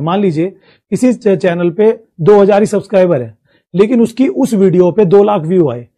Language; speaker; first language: Hindi; native; Hindi